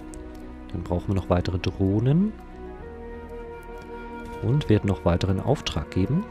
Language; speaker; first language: German; native; German